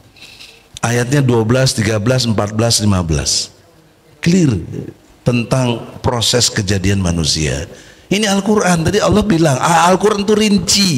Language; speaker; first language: Indonesian; native; Indonesian